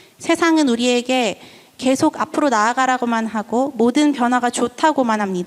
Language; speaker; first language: Korean; native; Korean